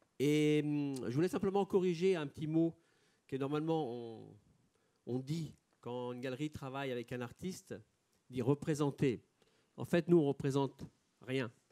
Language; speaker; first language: French; non-native, fluent; Italian